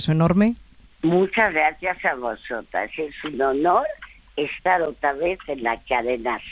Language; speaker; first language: Spanish; early bilingual, other home language; French